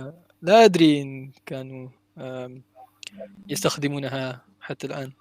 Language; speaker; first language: Arabic; non-native, learner; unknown